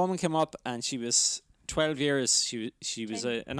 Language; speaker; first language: English; native; English